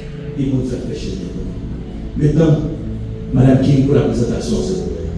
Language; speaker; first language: French; non-native, local second language; Haitian Creole